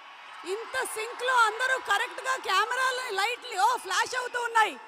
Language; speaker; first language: Telugu; native; Telugu